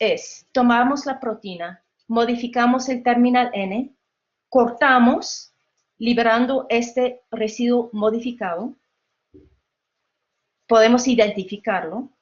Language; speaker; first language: Spanish; non-native, fluent; English